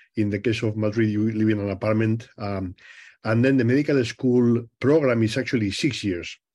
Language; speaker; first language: English; non-native, fluent; Spanish